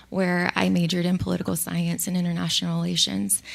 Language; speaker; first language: English; early bilingual, other home language; Spanish